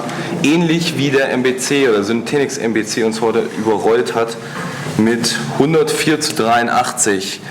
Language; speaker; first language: German; native; German